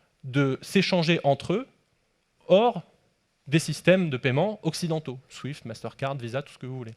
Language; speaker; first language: French; native; French